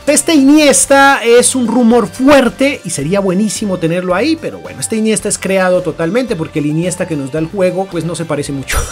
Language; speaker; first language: Spanish; native; Spanish